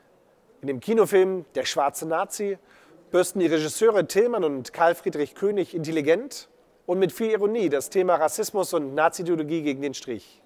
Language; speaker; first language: German; native; German